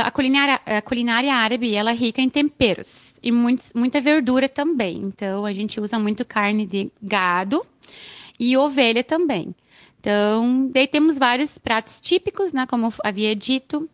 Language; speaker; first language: Portuguese; non-native, fluent; Arabic